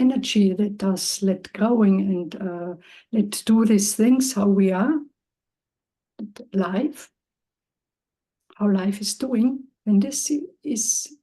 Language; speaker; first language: English; non-native, learner; German